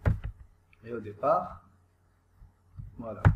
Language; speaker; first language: French; non-native, local second language; Arabic